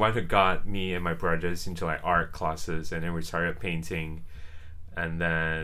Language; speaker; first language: English; non-native, local second language; Chinese